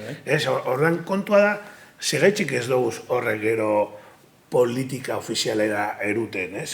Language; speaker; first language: Basque; native; Basque